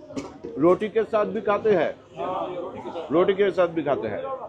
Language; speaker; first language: Hindi; non-native, learner; Bangla